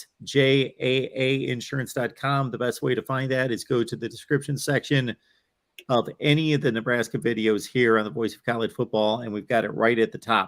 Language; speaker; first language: English; native; English